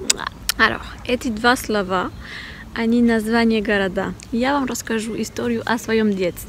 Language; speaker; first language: Russian; non-native, fluent; French